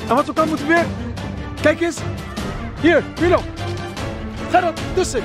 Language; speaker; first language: Dutch; native; Dutch